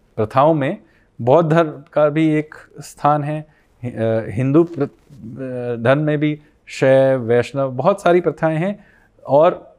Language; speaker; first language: Hindi; non-native, local second language; Bangla